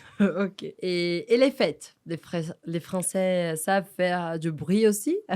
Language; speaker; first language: French; non-native, fluent; Portuguese